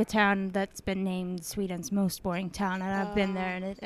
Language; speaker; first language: English; non-native, fluent; Swedish